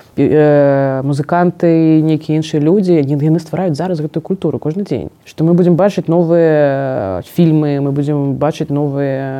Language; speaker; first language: Belarusian; non-native, local second language; Russian